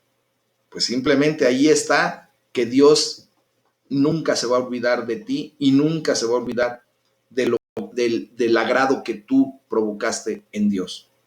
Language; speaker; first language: Spanish; native; Spanish